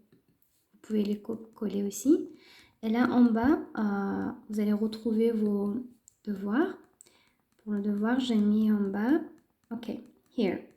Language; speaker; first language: French; non-native, fluent; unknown